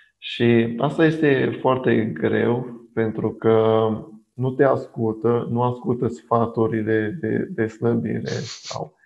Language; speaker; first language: Romanian; non-native, local second language; Hungarian